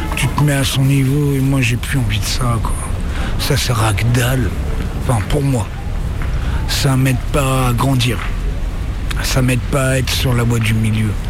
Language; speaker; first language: French; native; French